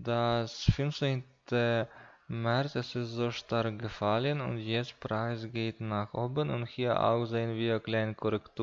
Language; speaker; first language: German; non-native, learner; Russian